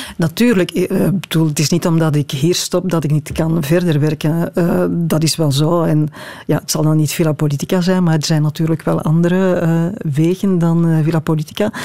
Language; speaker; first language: Dutch; native; Dutch